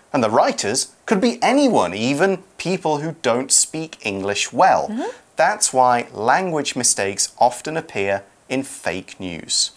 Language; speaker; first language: English; native; English